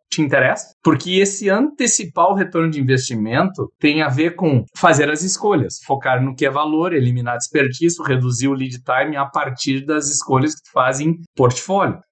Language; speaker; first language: Portuguese; native; Portuguese